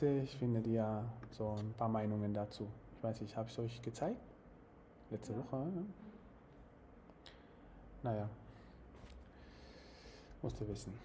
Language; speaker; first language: German; non-native, fluent; Spanish